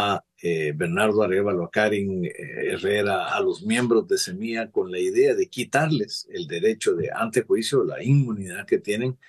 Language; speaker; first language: Spanish; native; Spanish